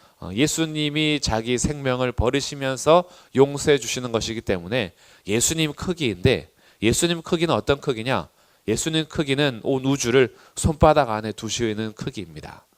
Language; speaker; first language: Korean; native; Korean